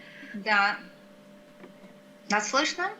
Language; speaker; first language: Russian; native; Russian